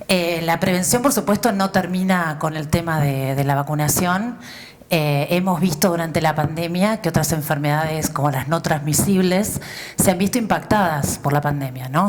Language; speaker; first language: Spanish; native; Spanish